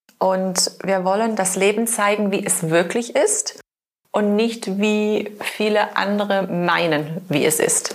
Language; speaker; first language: German; non-native, fluent; English